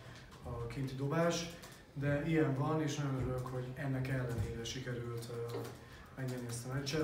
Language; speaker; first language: Hungarian; native; Hungarian